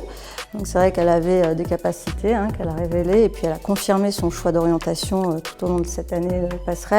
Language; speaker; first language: French; native; French